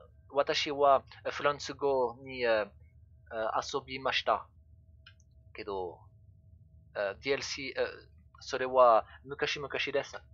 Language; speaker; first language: Japanese; non-native, learner; French